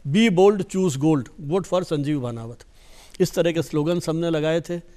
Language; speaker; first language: Hindi; native; Hindi